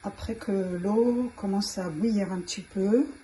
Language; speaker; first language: French; non-native, local second language; Arabic